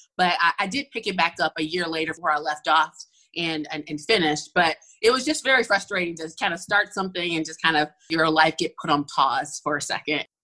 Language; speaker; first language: English; native; English